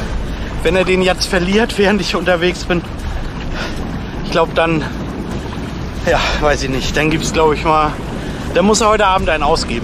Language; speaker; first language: German; native; German